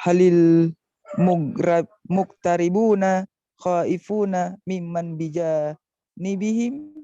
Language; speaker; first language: Arabic; non-native, learner; Indonesian